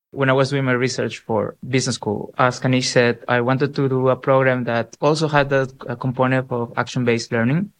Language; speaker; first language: English; non-native, fluent; Spanish